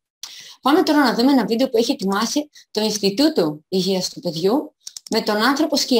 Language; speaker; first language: Greek; native; Greek